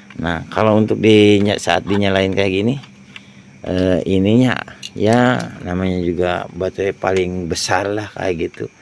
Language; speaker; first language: Indonesian; non-native, local second language; Sundanese